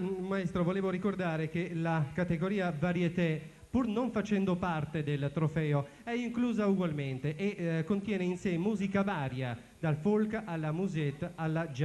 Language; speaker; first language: Italian; native; Italian